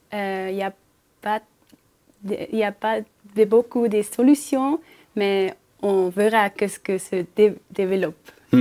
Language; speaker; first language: French; non-native, local second language; German